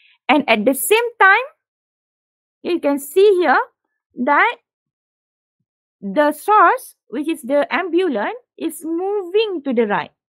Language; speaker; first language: English; non-native, local second language; Malay